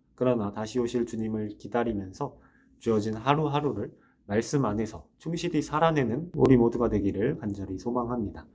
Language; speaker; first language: Korean; native; Korean